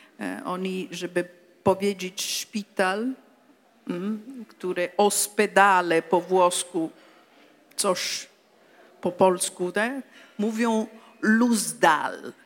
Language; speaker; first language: Polish; non-native, fluent; Italian